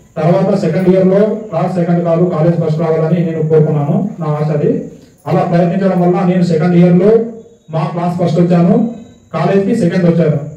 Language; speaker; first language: Telugu; non-native, local second language; Urdu